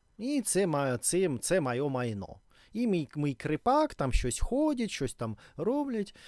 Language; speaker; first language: Ukrainian; non-native, learner; Russian